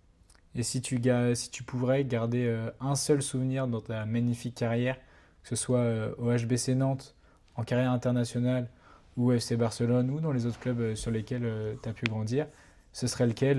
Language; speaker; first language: French; native; French